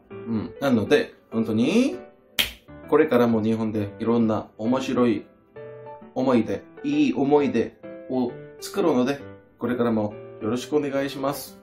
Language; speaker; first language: Japanese; non-native, fluent; Korean